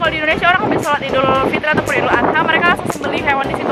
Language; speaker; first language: Indonesian; native; Indonesian